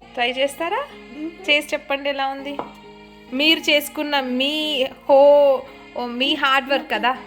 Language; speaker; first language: Telugu; native; Telugu